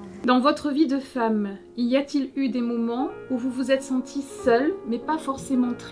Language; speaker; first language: French; native; French